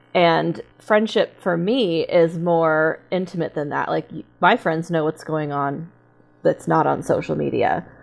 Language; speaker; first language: English; native; English